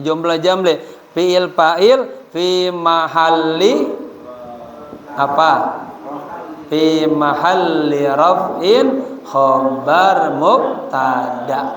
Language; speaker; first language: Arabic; non-native, fluent; Indonesian